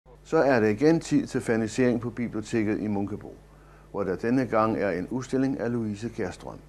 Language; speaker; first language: Danish; native; Danish